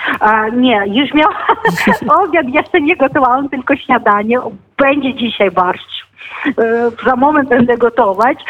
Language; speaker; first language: Polish; non-native, fluent; Ukrainian